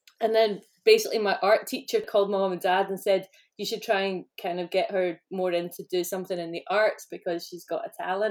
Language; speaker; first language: English; native; English